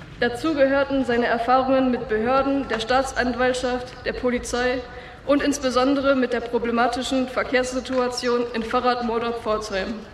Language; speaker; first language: German; native; German